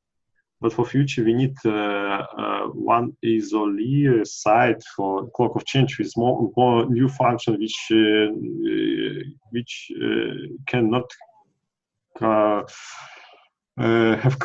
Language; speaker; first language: English; non-native, learner; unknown